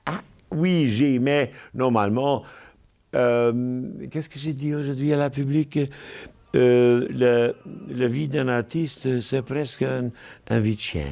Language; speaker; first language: French; non-native, fluent; German